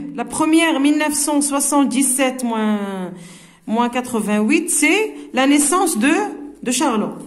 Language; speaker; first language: French; non-native, local second language; Arabic